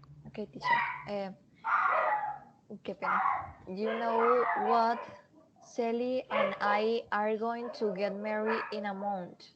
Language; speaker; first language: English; non-native, learner; Spanish